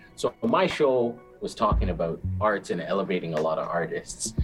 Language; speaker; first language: English; native; English